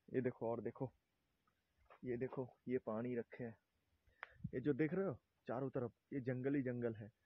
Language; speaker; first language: Hindi; non-native, local second language; Bangla